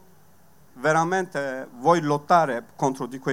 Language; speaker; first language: Italian; non-native, learner; Kurdish